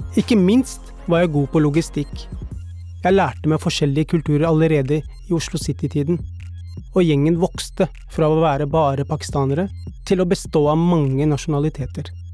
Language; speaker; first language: Norwegian; early bilingual, other home language; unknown